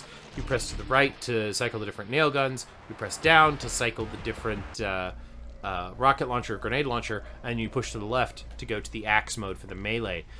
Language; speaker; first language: English; native; English